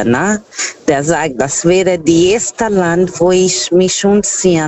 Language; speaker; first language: German; non-native, fluent; Portuguese